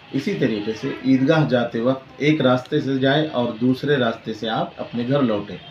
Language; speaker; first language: Urdu; native; Urdu